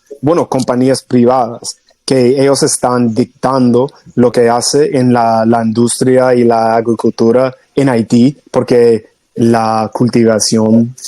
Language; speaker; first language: Spanish; non-native, fluent; English